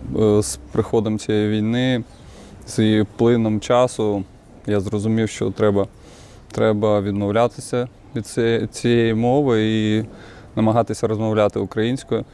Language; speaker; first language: Ukrainian; non-native, local second language; Russian